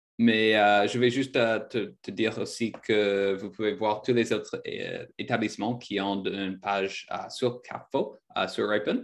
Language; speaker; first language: French; non-native, fluent; English